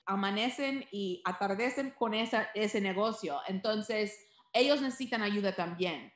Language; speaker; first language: Spanish; early bilingual, heritage; Spanish